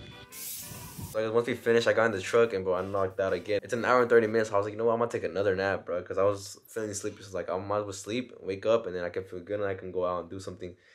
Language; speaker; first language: English; early bilingual, other home language; Spanish